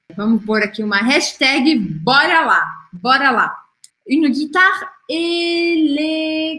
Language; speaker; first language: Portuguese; native; Portuguese